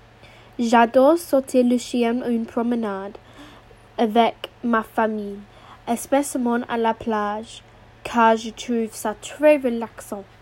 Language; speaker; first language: French; non-native, learner; English